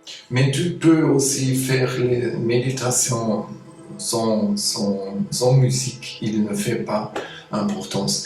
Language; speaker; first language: French; non-native, fluent; German